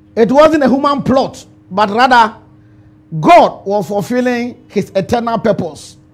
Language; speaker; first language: English; non-native, local second language; Ewe